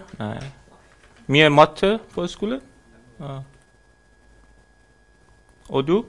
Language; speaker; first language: Norwegian; non-native, fluent; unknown